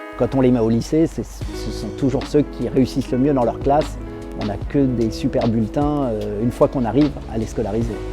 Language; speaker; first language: French; native; French